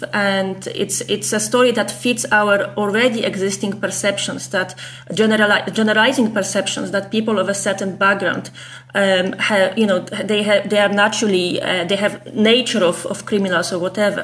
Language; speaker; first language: English; non-native, fluent; Polish